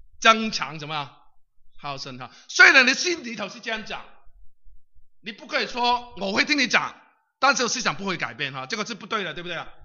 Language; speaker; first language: Chinese; non-native, local second language; Cantonese